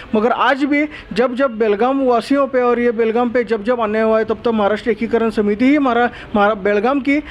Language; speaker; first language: Hindi; non-native, local second language; Marathi